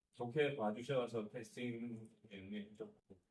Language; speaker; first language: Korean; native; Korean